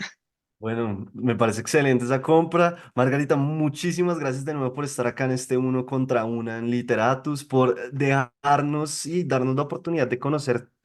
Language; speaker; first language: Spanish; native; Spanish